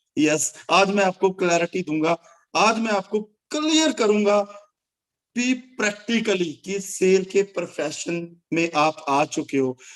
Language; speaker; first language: Hindi; non-native, local second language; Punjabi